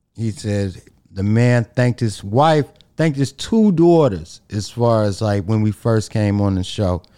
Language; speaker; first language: English; native; English